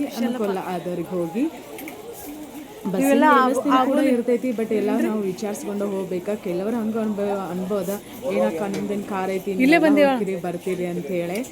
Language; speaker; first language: Kannada; native; Kannada